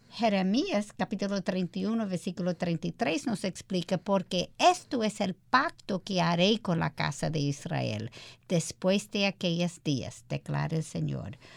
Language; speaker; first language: Spanish; early bilingual, heritage; English